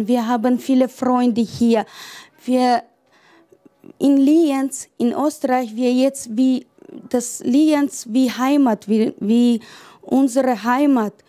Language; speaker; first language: German; non-native, learner; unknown